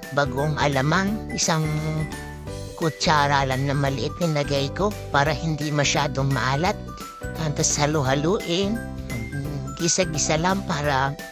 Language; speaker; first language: Filipino; non-native, local second language; Bikol